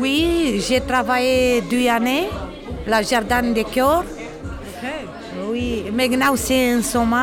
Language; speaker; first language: French; non-native, learner; Romanian